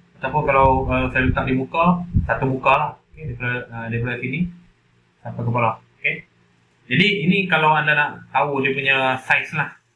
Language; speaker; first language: Malay; native; Malay